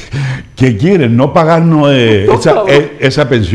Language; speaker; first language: Spanish; native; Spanish